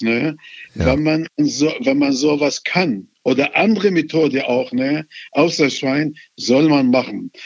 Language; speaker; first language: German; non-native, fluent; Arabic